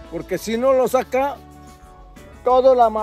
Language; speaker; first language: Spanish; non-native, local second language; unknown